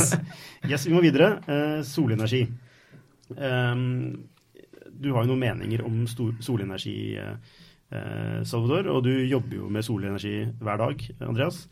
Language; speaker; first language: Norwegian; native; Norwegian